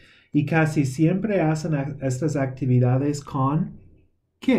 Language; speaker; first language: Spanish; non-native, fluent; English